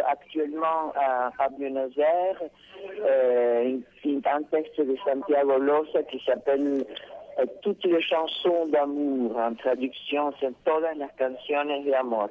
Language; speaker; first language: French; non-native, fluent; Spanish